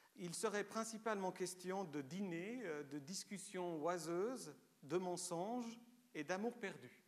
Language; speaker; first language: French; early bilingual, other home language; Romanian